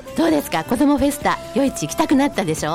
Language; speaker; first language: Japanese; native; Japanese